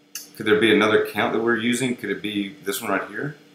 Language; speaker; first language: English; native; English